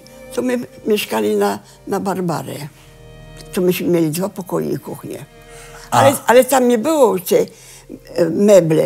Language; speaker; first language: Polish; early bilingual, heritage; Polish